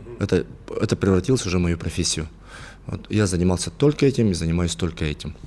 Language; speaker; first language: Russian; non-native, local second language; Yakut